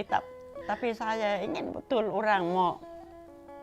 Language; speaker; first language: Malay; non-native, local second language; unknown